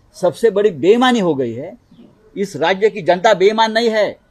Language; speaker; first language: Hindi; non-native, local second language; Marathi